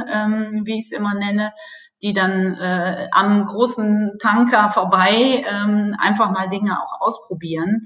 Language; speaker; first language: German; native; German